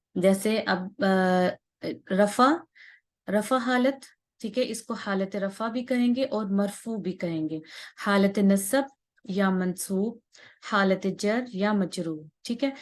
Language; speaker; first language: Urdu; native; Urdu